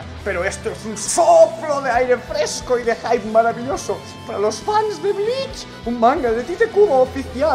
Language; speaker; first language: Spanish; native; Spanish